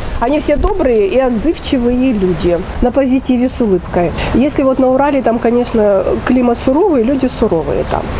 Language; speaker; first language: Russian; native; Russian